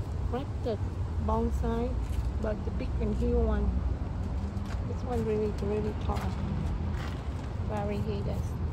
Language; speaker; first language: English; non-native, learner; Vietnamese